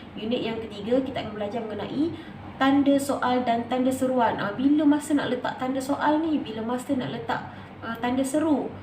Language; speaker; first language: Malay; native; Malay